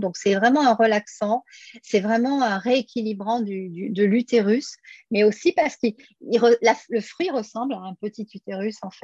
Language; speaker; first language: French; native; French